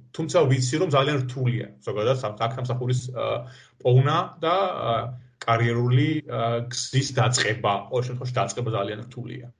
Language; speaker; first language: Georgian; native; Georgian